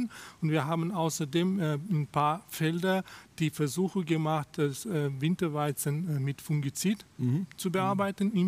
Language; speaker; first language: German; non-native, fluent; Russian